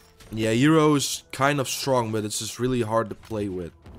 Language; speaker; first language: English; non-native, fluent; Dutch